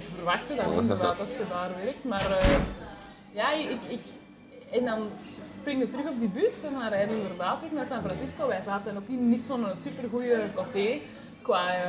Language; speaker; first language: Dutch; native; Dutch